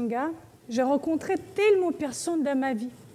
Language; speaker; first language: French; non-native, learner; Russian